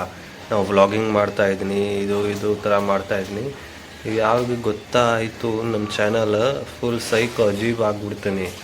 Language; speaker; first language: Kannada; non-native, local second language; Hindi